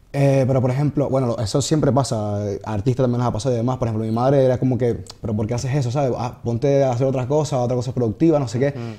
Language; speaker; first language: Spanish; native; Spanish